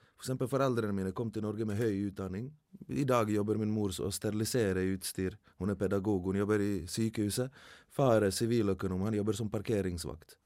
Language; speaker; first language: Norwegian; early bilingual, other home language; Bosnian